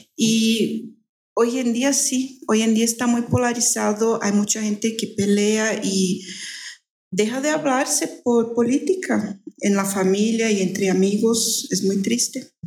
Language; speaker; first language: Spanish; non-native, fluent; Portuguese